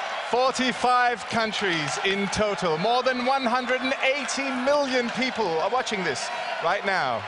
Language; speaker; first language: English; non-native, fluent; Danish